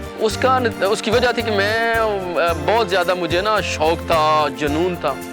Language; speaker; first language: Urdu; non-native, local second language; Punjabi